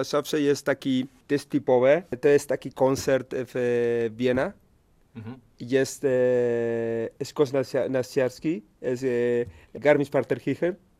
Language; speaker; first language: Polish; non-native, learner; Spanish